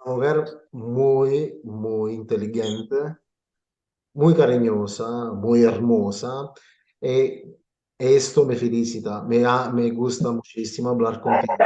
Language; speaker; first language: Spanish; non-native, learner; Italian